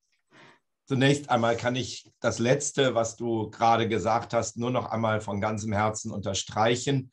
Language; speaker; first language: German; native; German